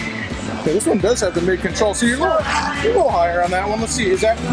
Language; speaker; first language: English; native; English